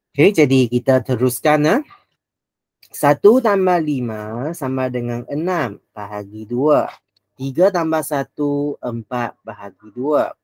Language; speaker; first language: Malay; non-native, local second language; Chinese